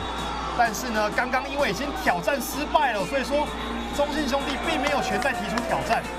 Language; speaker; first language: Chinese; native; Chinese